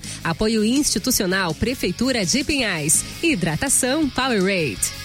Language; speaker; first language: Portuguese; native; Portuguese